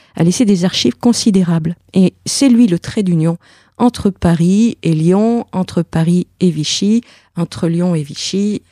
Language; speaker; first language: French; native; French